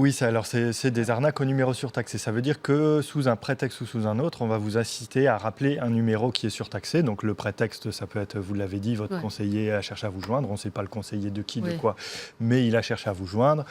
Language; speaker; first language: French; native; French